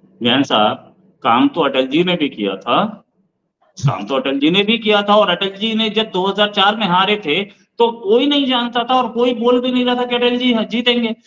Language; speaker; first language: Hindi; native; Hindi